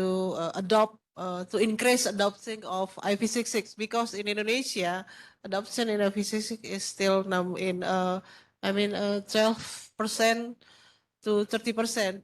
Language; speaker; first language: English; non-native, learner; Indonesian